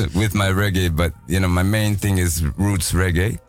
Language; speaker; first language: English; non-native, fluent; Japanese